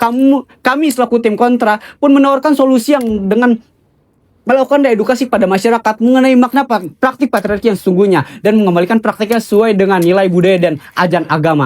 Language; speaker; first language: Indonesian; native; Indonesian